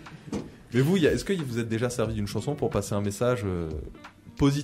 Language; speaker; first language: French; native; French